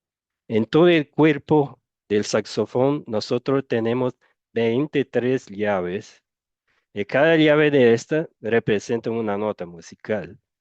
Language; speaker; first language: Spanish; non-native, fluent; Portuguese